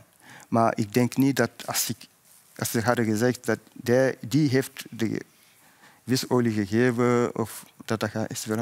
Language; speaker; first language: Dutch; non-native, fluent; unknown